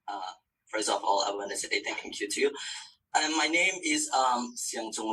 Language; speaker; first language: English; non-native, learner; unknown